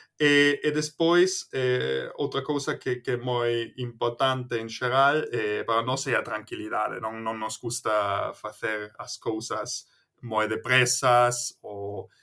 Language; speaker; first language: Galician; non-native, fluent; German